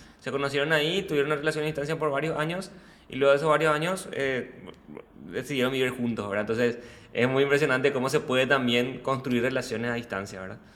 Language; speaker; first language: Spanish; native; Spanish